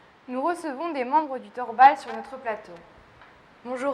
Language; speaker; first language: French; native; French